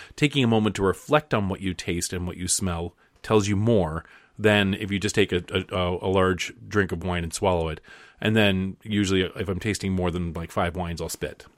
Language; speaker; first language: English; native; English